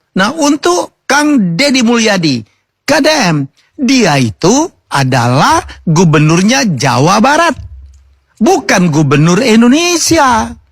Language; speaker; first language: Indonesian; native; Indonesian